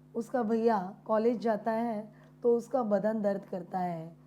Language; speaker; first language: Hindi; non-native, local second language; Marathi